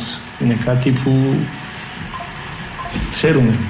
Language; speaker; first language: Greek; non-native, fluent; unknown